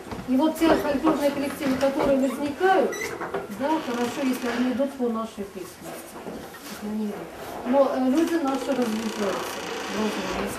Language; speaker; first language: Russian; native; Russian